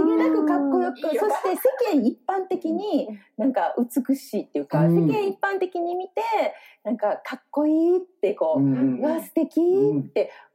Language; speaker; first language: Japanese; native; Japanese